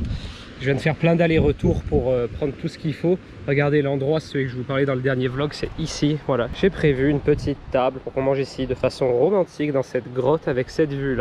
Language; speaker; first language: French; native; French